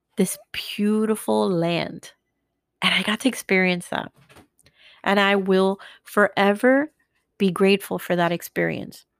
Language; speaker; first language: English; native; English